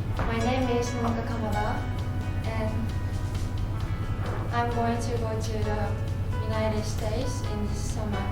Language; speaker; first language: English; non-native, learner; Japanese